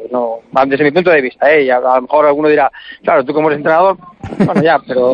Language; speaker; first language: Spanish; native; Spanish